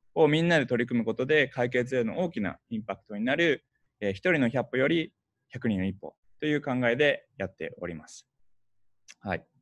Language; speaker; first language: Japanese; early bilingual, heritage; Japanese